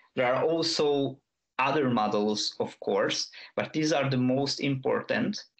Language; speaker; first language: English; non-native, fluent; Hungarian